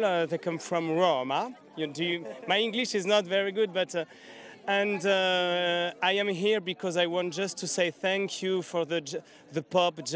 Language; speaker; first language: English; non-native, learner; French